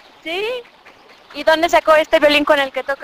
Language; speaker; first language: Spanish; native; Spanish